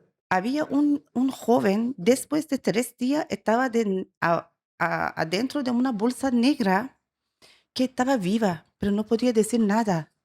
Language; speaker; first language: Spanish; non-native, learner; Persian